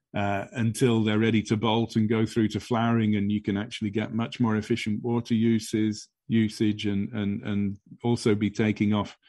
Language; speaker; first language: English; native; English